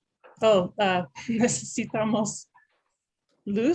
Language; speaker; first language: Spanish; non-native, learner; English